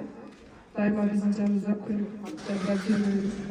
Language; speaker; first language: Kyrgyz; native; Kyrgyz